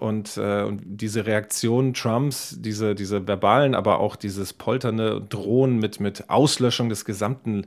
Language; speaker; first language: German; native; German